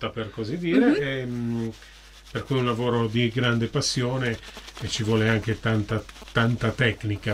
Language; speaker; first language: Italian; native; Italian